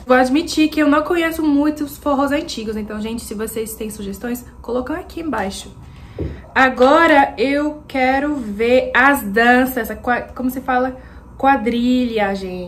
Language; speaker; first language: Portuguese; non-native, fluent; French